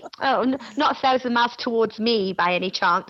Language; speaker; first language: English; native; English